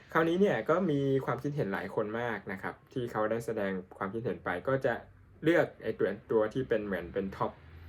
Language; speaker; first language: Thai; native; Thai